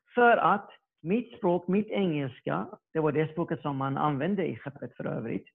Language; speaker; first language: Swedish; early bilingual, other home language; Arabic